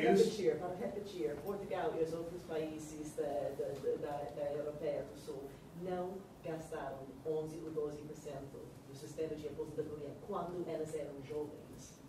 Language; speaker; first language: Portuguese; non-native, learner; English